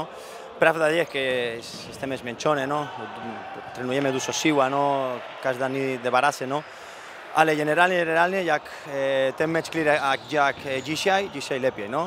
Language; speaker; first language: Polish; non-native, learner; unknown